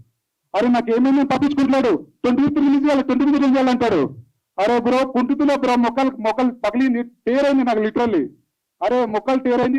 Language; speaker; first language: Telugu; native; Telugu